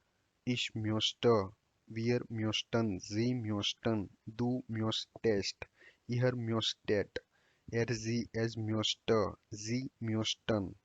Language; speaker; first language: German; non-native, fluent; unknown